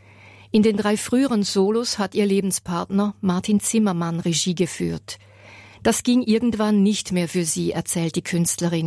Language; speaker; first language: German; native; German